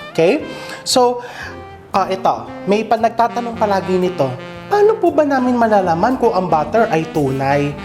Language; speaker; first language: Filipino; native; Filipino